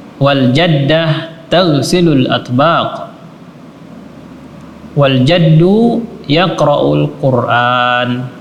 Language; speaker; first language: Arabic; non-native, fluent; Indonesian